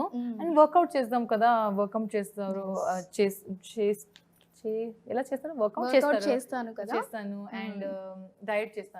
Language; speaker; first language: Telugu; non-native, local second language; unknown